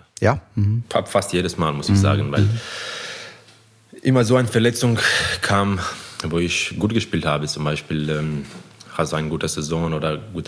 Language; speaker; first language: German; non-native, fluent; Croatian